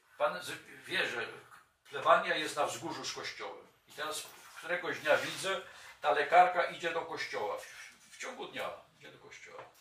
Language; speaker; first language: Polish; native; Polish